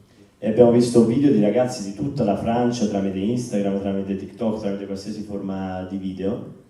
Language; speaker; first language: Italian; native; Italian